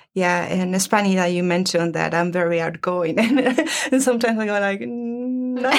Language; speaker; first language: English; early bilingual, other home language; Spanish